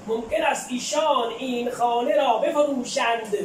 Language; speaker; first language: Persian; non-native, fluent; Urdu